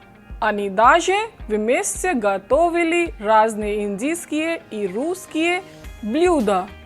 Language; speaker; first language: Russian; non-native, fluent; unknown